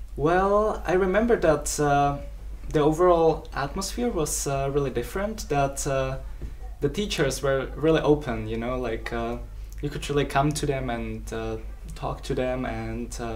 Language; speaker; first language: English; non-native, fluent; Czech